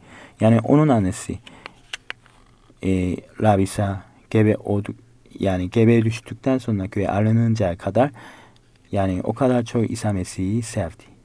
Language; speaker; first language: Turkish; non-native, learner; Korean